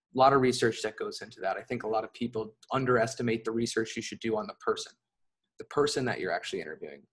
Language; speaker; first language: English; native; English